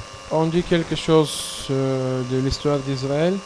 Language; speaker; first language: French; non-native, fluent; Bulgarian